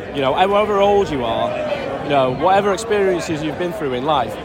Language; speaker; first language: English; native; English